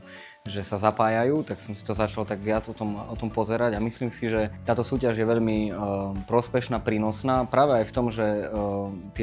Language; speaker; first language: Slovak; native; Slovak